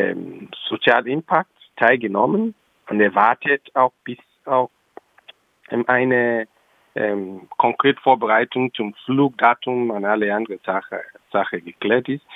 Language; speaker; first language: German; non-native, local second language; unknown